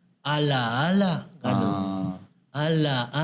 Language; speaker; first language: Filipino; non-native, learner; Japanese